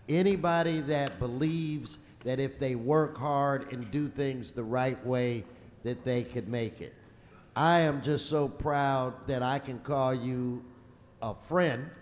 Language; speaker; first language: English; early bilingual, other home language; Spanish